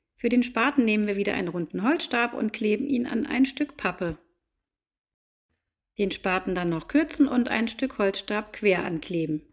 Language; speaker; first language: German; native; German